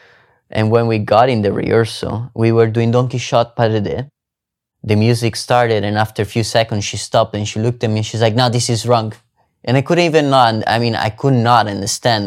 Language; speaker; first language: English; non-native, fluent; Italian